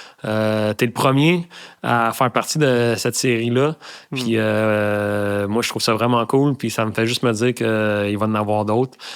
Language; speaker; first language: French; native; French